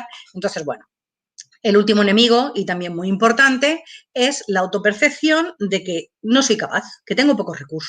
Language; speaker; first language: Spanish; native; Spanish